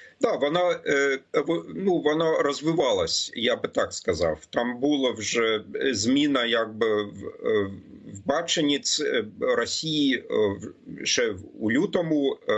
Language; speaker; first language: Ukrainian; non-native, fluent; German